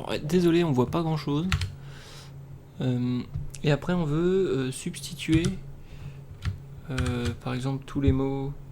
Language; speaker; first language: French; native; French